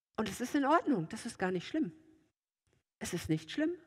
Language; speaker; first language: German; native; German